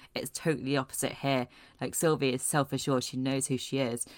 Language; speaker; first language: English; native; English